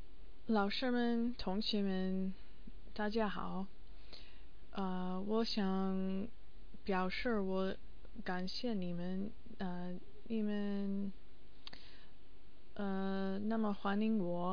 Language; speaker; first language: Chinese; non-native, learner; English